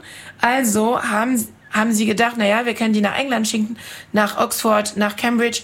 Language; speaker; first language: German; non-native, fluent; French